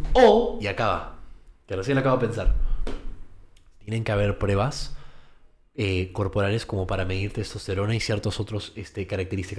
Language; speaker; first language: Spanish; early bilingual, heritage; Spanish